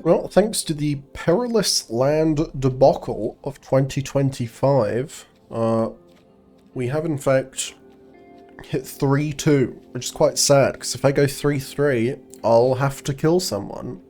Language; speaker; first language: English; native; English